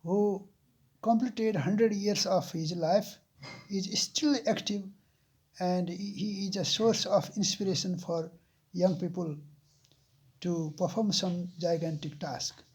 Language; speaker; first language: English; non-native, local second language; Nepali